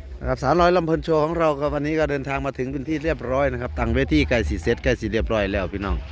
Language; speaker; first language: Thai; non-native, local second language; Northeastern Thai